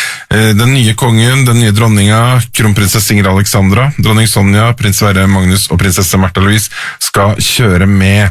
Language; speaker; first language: Norwegian; native; Norwegian